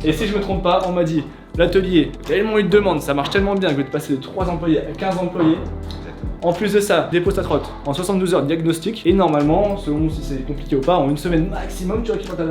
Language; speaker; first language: French; native; French